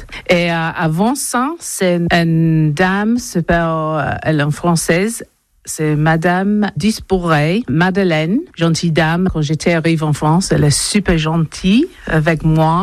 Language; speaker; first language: French; non-native, learner; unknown